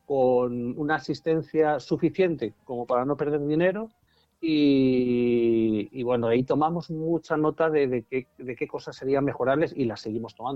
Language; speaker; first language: Spanish; native; Spanish